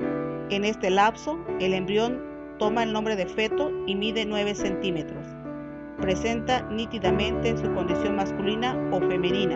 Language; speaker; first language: Spanish; native; Spanish